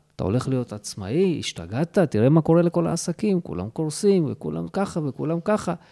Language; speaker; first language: Hebrew; early bilingual, other home language; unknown